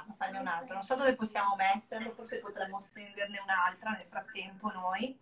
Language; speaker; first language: Italian; native; Italian